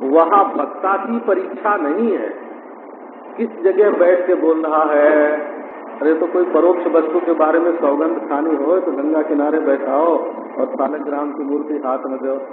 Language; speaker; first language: Hindi; native; Hindi